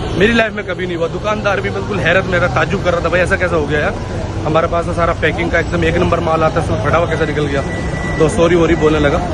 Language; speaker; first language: Urdu; native; Urdu